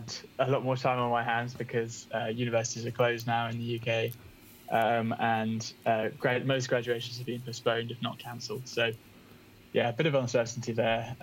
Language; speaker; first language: English; native; English